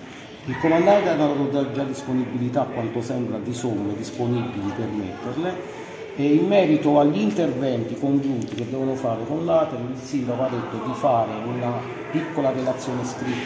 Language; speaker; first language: Italian; native; Italian